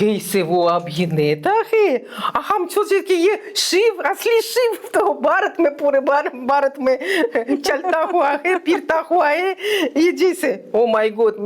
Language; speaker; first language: Hindi; non-native, fluent; Russian